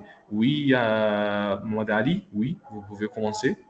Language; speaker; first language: French; non-native, local second language; Arabic